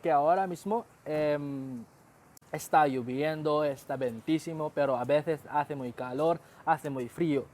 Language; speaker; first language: Spanish; non-native, learner; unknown